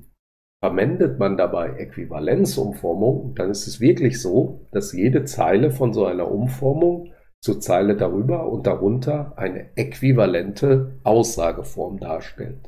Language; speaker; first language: German; native; German